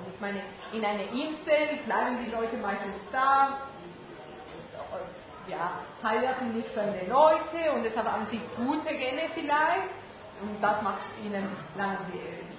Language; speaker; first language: German; non-native, fluent; Spanish